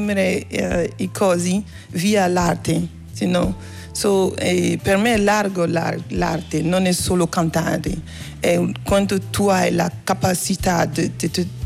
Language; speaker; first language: Italian; non-native, learner; Bambara